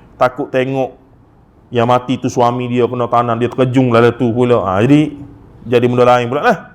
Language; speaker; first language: Malay; native; Malay